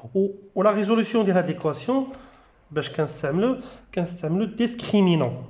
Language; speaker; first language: French; non-native, local second language; Arabic